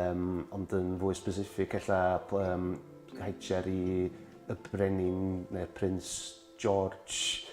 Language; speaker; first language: Welsh; native; Welsh